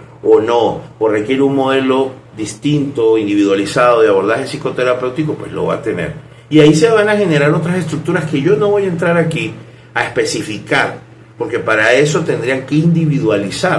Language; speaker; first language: Spanish; native; Spanish